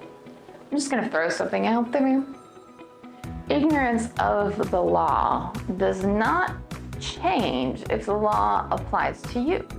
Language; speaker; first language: English; native; English